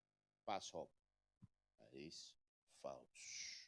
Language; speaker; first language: Dutch; non-native, fluent; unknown